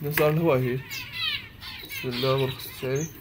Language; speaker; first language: Arabic; native; Arabic